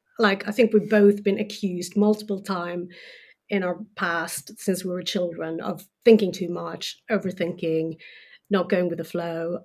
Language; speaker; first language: English; non-native, fluent; Swedish